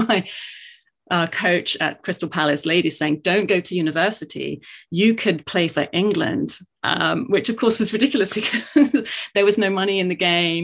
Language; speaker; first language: English; native; English